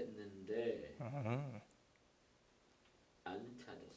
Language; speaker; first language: Korean; non-native, learner; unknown